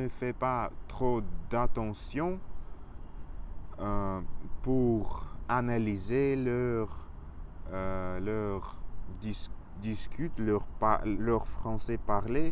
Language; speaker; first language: French; non-native, learner; Russian